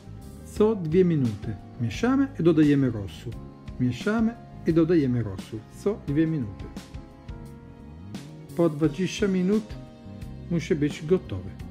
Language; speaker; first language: Polish; non-native, learner; Italian